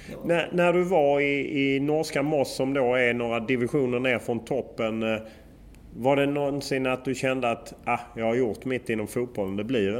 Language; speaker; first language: Swedish; native; Swedish